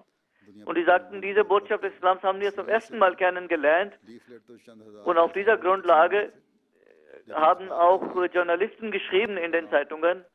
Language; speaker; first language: German; non-native, fluent; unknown